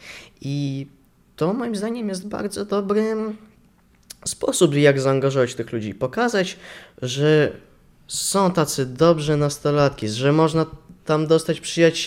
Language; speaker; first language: Polish; non-native, local second language; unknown